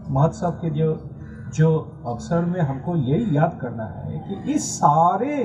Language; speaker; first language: Hindi; non-native, local second language; Bangla